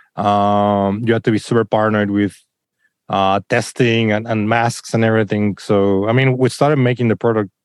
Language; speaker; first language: English; non-native, fluent; Spanish